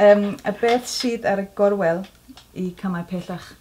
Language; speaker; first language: Welsh; non-native, local second language; English